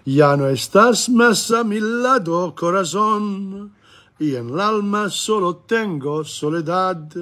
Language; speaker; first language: Spanish; non-native, learner; English